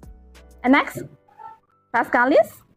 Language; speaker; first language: English; non-native, fluent; Indonesian